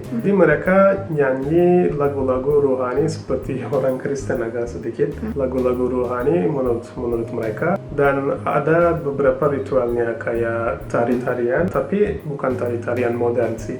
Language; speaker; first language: Indonesian; non-native, fluent; Turkish